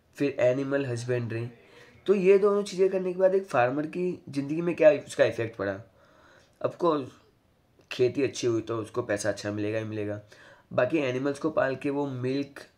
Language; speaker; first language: Hindi; non-native, local second language; Gujarati